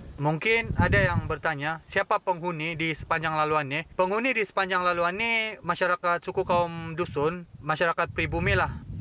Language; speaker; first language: Malay; native; Malay